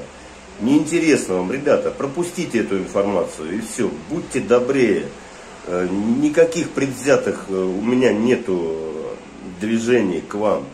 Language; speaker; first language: Russian; native; Russian